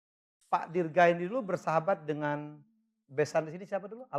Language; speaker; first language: Indonesian; native; Indonesian